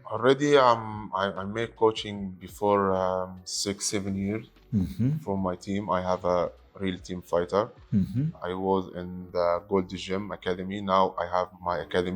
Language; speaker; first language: English; non-native, learner; Arabic